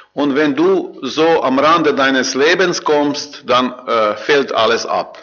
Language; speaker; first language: German; non-native, learner; Croatian